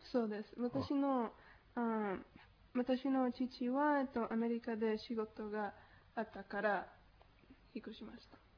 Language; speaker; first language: Japanese; non-native, learner; Spanish